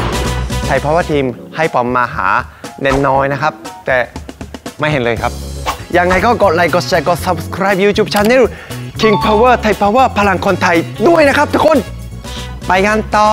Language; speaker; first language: Thai; non-native, fluent; Japanese